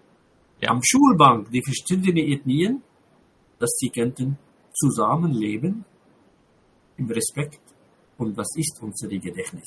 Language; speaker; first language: German; non-native, fluent; Arabic